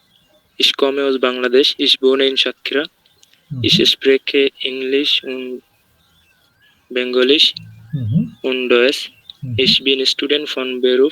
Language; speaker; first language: German; non-native, learner; Bangla